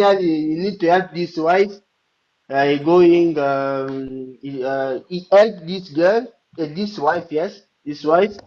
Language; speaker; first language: English; non-native, learner; French